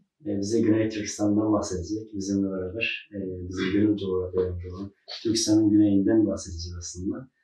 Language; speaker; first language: Turkish; non-native, fluent; Uyghur